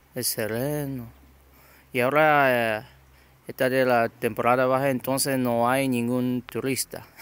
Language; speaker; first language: Spanish; non-native, learner; Japanese